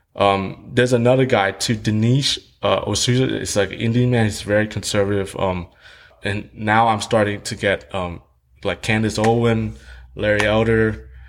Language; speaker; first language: English; early bilingual, other home language; Vietnamese